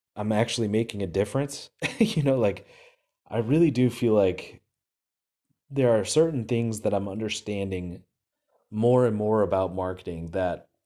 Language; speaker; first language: English; native; English